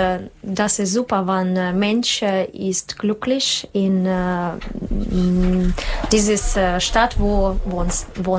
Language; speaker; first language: German; non-native, learner; Russian